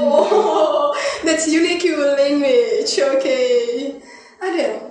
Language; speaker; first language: English; non-native, learner; Indonesian